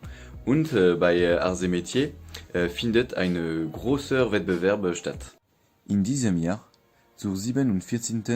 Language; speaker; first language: German; non-native, fluent; French